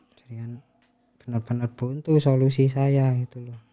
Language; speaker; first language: Indonesian; native; Indonesian